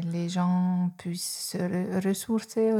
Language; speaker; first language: French; non-native, fluent; Hungarian